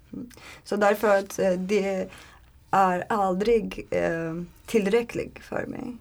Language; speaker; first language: Swedish; non-native, learner; Turkish